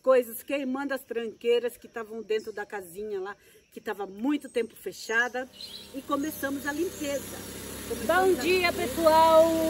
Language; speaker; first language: Portuguese; native; Portuguese